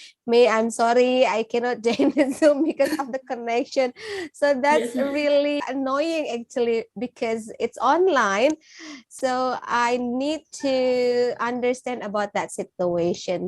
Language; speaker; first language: English; non-native, fluent; Indonesian